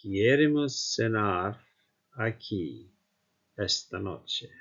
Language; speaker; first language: Spanish; non-native, fluent; Icelandic